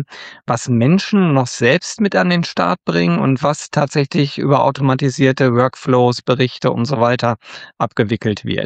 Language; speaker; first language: German; native; German